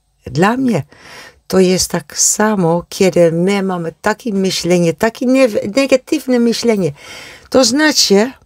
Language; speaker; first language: Polish; non-native, learner; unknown